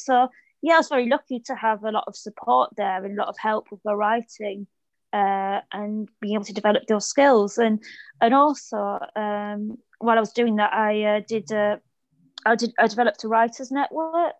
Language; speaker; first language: English; native; English